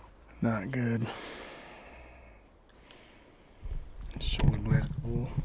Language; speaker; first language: English; native; English